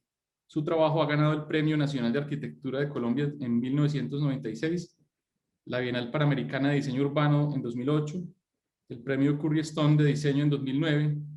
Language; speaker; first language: Spanish; native; Spanish